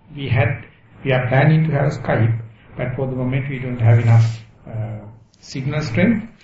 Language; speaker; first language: English; non-native, local second language; Sinhala